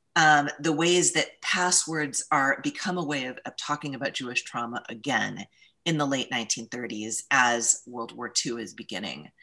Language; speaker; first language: English; native; English